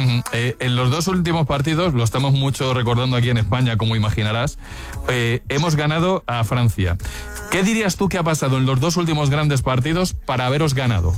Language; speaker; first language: Spanish; native; Spanish